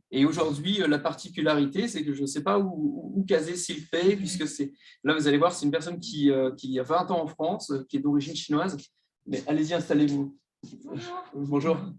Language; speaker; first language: French; native; French